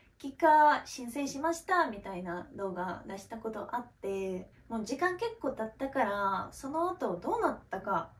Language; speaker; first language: Japanese; non-native, fluent; Russian